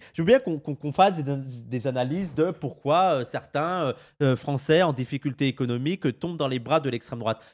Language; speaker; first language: French; native; French